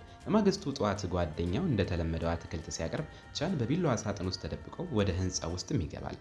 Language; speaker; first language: Amharic; native; Amharic